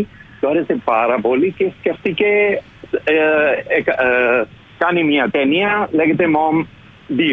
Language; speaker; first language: Greek; non-native, fluent; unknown